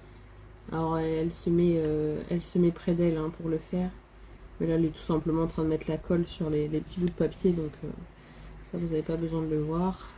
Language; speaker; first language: French; native; French